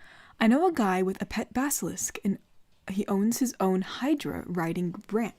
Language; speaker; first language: English; native; English